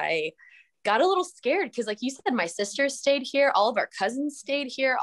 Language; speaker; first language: English; native; English